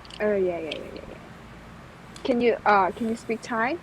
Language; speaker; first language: English; non-native, learner; Thai